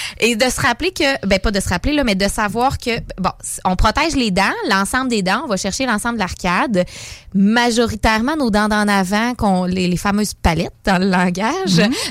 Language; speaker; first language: French; native; French